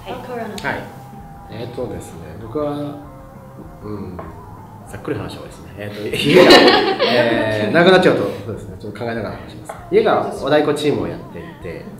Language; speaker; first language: Japanese; native; Japanese